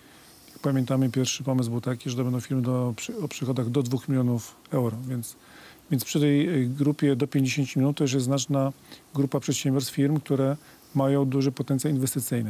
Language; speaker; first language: Polish; native; Polish